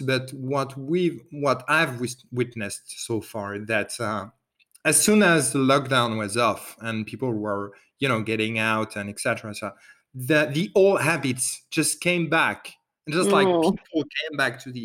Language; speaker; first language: English; non-native, fluent; French